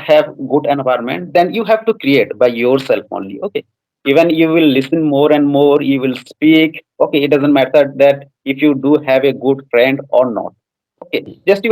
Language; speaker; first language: English; non-native, fluent; Odia